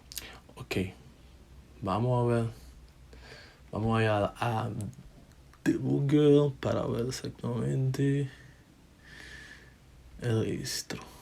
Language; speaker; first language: Spanish; non-native, fluent; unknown